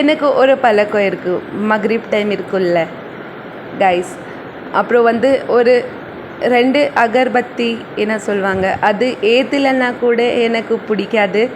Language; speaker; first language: Tamil; non-native, local second language; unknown